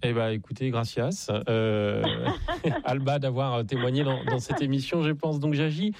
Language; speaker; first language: French; native; French